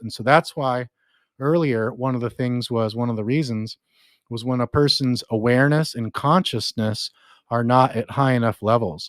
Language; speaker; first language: English; native; English